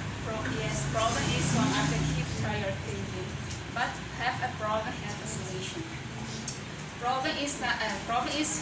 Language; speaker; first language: English; non-native, learner; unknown